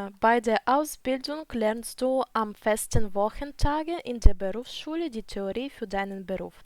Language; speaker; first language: German; non-native, fluent; Ukrainian